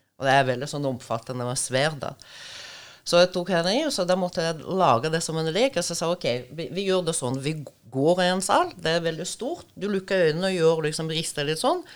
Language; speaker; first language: Norwegian; non-native, fluent; Russian